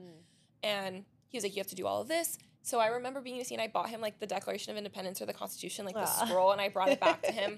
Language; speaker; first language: English; early bilingual, other home language; Spanish